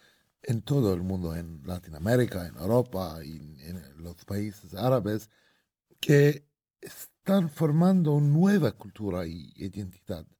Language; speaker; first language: Spanish; non-native, fluent; Arabic